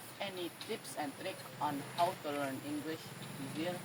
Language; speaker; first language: English; non-native, learner; Indonesian